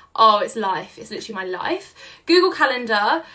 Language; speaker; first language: English; native; English